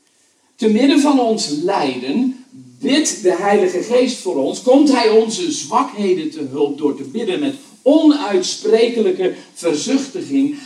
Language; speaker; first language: Dutch; native; Dutch